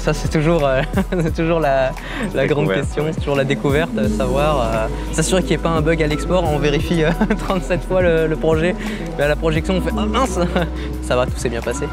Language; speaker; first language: French; native; French